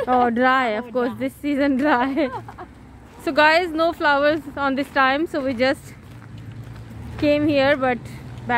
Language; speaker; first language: English; non-native, fluent; Urdu